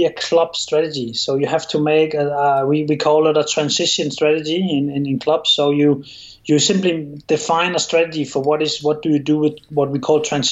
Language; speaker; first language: English; non-native, fluent; Danish